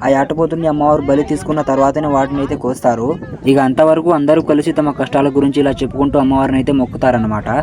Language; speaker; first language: Telugu; non-native, local second language; Lambadi